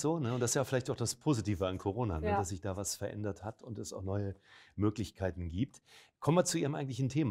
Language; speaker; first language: German; native; German